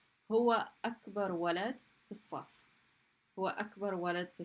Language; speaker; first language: Arabic; non-native, fluent; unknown